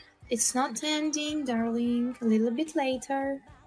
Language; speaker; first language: English; non-native, fluent; Russian